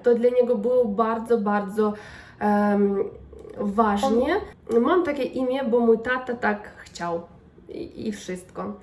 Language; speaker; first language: Polish; non-native, learner; Ukrainian